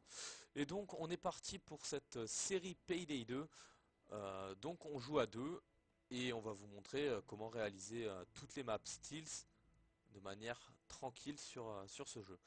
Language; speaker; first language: French; native; French